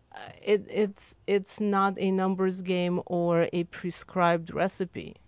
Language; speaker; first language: English; non-native, fluent; Lithuanian